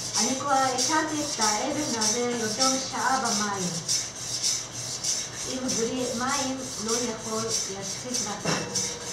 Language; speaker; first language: Hebrew; non-native, learner; Russian